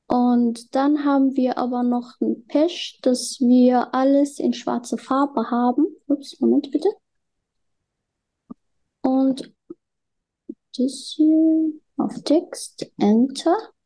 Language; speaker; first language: German; non-native, fluent; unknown